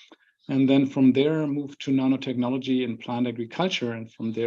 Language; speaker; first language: English; non-native, fluent; German